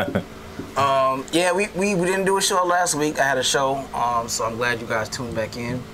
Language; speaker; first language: English; native; English